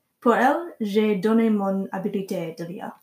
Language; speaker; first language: French; non-native, learner; English